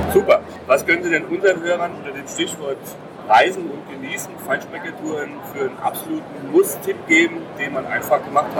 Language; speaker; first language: German; native; German